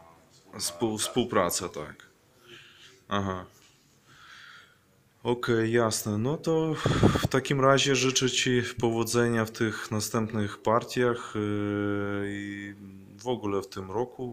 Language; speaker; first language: Polish; non-native, fluent; Ukrainian